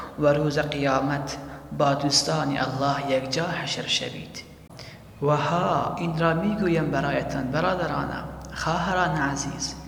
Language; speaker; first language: Persian; native; Persian